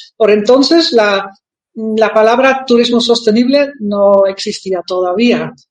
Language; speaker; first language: Spanish; non-native, fluent; Dutch